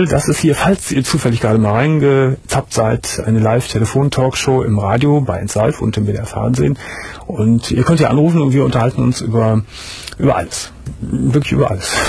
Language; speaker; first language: German; native; German